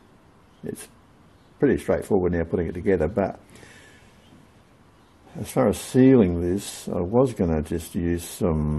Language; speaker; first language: English; native; English